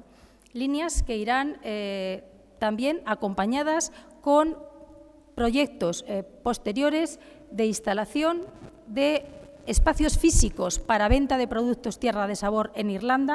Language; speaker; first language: Spanish; native; Spanish